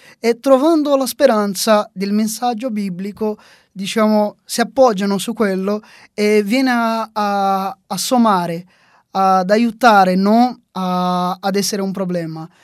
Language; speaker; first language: Italian; non-native, fluent; Portuguese